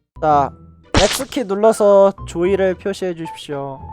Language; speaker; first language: Korean; native; Korean